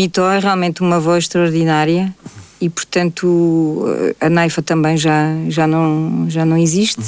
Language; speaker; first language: Portuguese; native; Portuguese